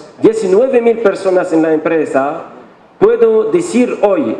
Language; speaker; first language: Spanish; non-native, fluent; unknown